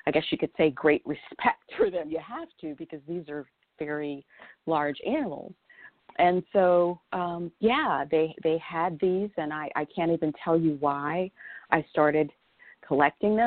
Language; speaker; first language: English; native; English